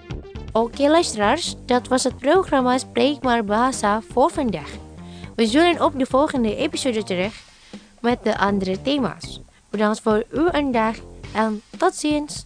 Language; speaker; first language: Dutch; non-native, fluent; Indonesian